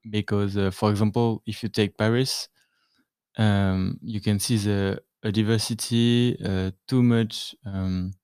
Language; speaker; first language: English; non-native, learner; French